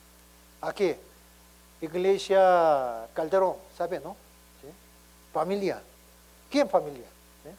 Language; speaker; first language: Spanish; non-native, learner; Korean